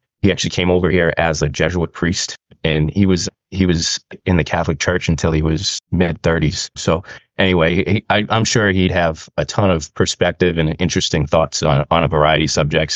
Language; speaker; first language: English; native; English